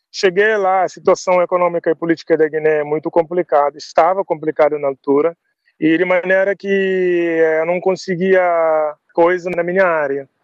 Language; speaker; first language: Portuguese; non-native, local second language; Upper Guinea Crioulo